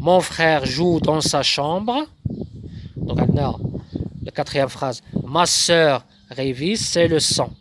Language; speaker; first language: French; non-native, local second language; Arabic